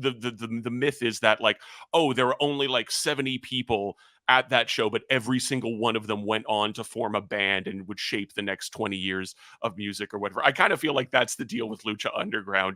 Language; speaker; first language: English; native; English